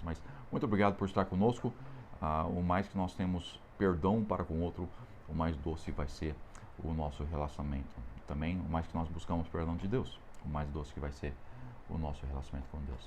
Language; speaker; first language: Portuguese; non-native, fluent; English